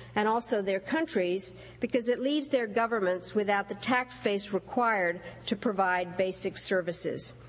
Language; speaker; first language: English; early bilingual, other home language; Czech